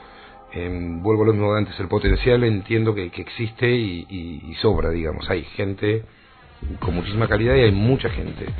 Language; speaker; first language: Spanish; native; Spanish